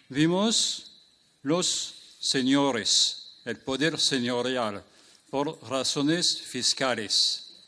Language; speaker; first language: Spanish; non-native, fluent; French